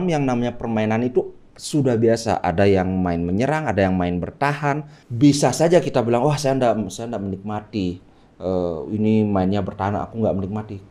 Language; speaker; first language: Indonesian; native; Indonesian